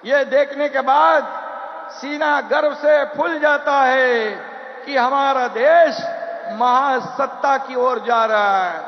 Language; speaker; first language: Hindi; non-native, local second language; Marathi